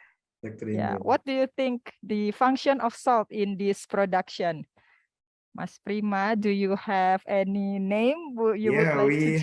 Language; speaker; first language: English; non-native, fluent; Indonesian